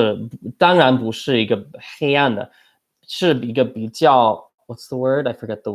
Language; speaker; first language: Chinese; non-native, learner; English